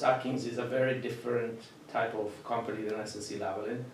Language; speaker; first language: English; non-native, fluent; Italian